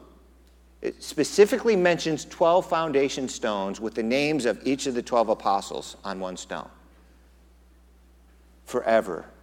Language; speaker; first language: English; native; English